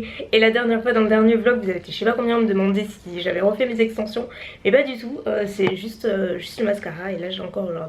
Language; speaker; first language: French; native; French